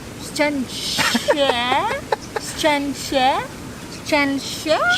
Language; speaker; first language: Polish; non-native, learner; Balinese